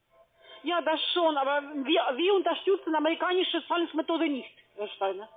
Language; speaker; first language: German; non-native, fluent; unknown